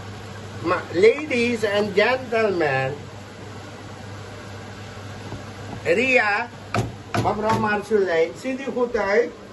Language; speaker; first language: Dutch; non-native, local second language; Caribbean Hindustani